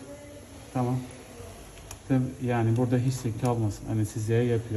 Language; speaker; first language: Turkish; non-native, fluent; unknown